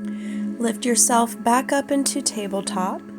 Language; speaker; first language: English; native; English